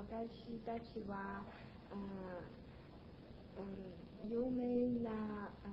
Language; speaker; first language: Japanese; non-native, learner; Chinese